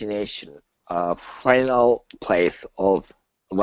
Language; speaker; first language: English; non-native, learner; Japanese